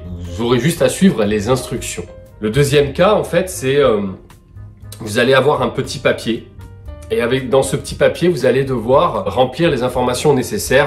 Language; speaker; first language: French; native; French